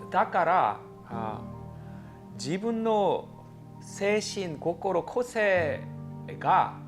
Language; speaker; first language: Japanese; non-native, learner; Korean